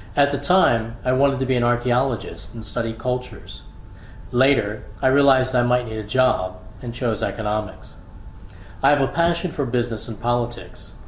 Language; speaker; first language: English; native; English